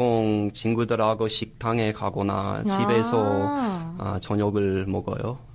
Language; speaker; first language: Korean; non-native, learner; English